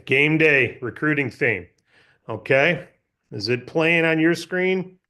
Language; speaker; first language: English; native; English